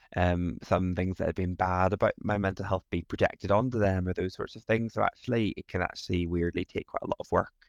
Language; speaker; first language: English; native; English